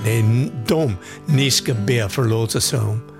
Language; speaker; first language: Swedish; non-native, fluent; English